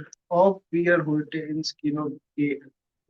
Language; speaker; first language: German; non-native, learner; Hindi